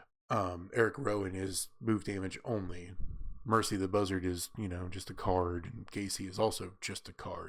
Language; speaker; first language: English; native; English